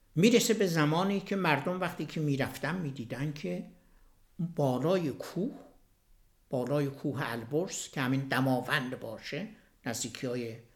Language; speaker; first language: Persian; native; Persian